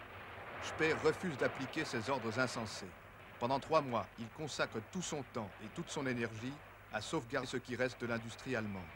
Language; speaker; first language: French; native; French